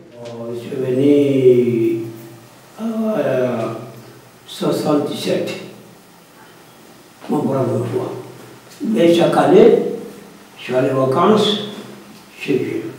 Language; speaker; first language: French; non-native, learner; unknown